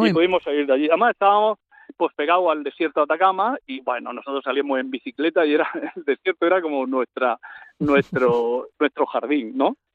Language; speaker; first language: Spanish; native; Spanish